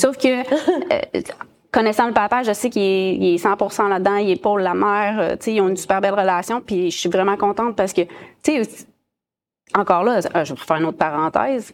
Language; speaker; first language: French; native; French